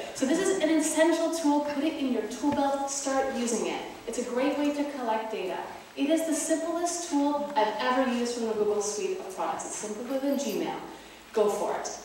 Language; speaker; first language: English; native; English